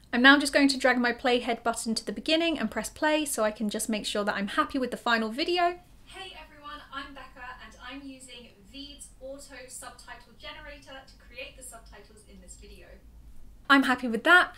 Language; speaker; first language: English; native; English